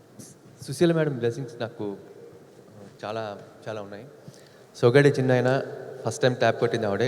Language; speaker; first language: Telugu; native; Telugu